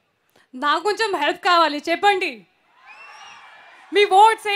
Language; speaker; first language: Telugu; non-native, learner; Hindi